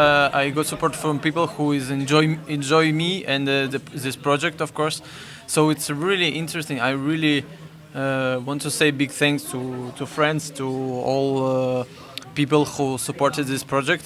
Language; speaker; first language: English; non-native, fluent; Russian